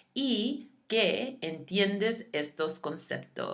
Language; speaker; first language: Spanish; early bilingual, heritage; Spanish